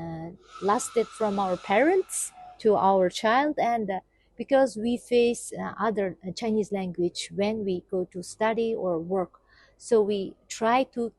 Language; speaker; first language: English; non-native, fluent; Kazakh